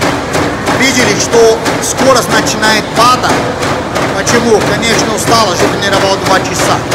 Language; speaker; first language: Russian; non-native, learner; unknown